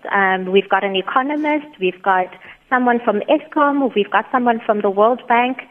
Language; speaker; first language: English; non-native, local second language; Tswana